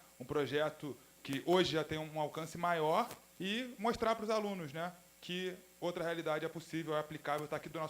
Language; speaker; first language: Portuguese; native; Portuguese